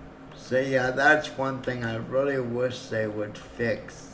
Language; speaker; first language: English; native; English